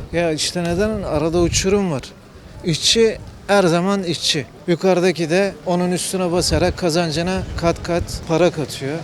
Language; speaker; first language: Turkish; native; Turkish